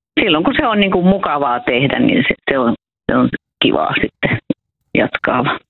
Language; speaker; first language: Finnish; native; Finnish